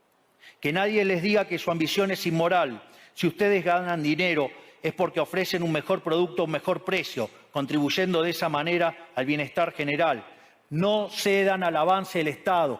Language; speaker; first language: Spanish; native; Spanish